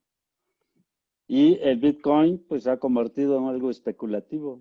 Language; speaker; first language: Spanish; native; Spanish